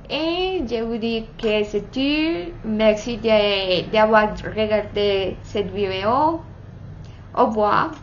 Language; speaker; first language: French; non-native, learner; Spanish